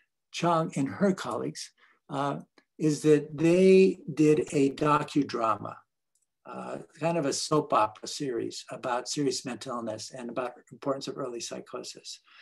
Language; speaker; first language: English; early bilingual, other home language; Spanish